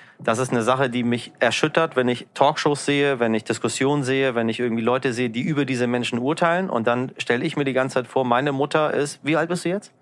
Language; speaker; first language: German; early bilingual, other home language; Persian